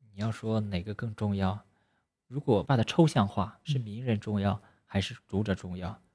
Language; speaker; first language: Chinese; native; Chinese